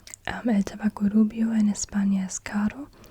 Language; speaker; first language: Spanish; non-native, learner; German